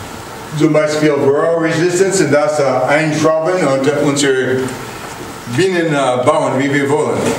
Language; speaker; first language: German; non-native, learner; English